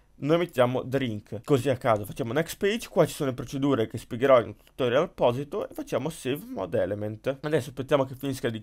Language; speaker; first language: Italian; native; Italian